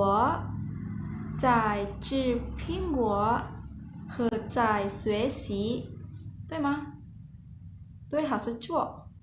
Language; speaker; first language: Chinese; non-native, learner; Indonesian